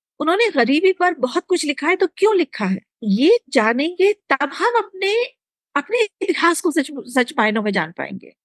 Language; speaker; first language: Hindi; native; Hindi